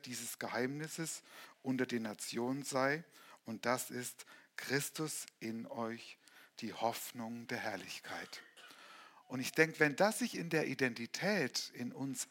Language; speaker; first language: German; native; German